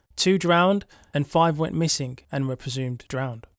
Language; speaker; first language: English; native; English